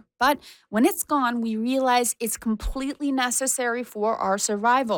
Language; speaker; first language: English; native; English